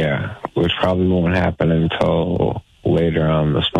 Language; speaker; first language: English; native; English